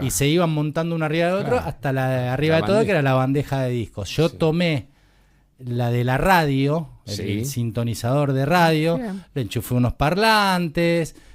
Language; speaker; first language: Spanish; native; Spanish